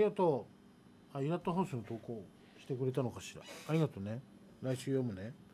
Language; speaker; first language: Japanese; native; Japanese